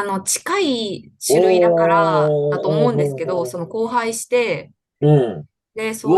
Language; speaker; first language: Japanese; native; Japanese